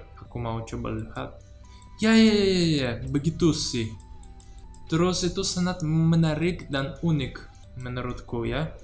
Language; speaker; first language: Indonesian; non-native, learner; Russian